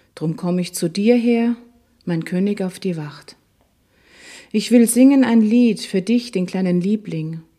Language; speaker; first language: German; native; German